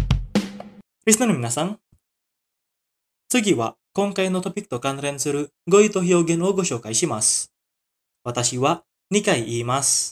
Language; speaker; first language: Japanese; non-native, fluent; Indonesian